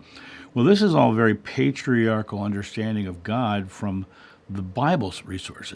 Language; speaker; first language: English; native; English